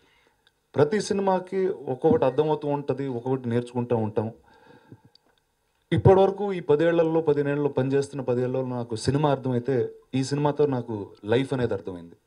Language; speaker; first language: Telugu; native; Telugu